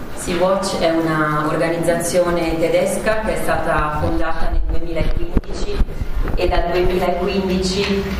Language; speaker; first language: Italian; native; Italian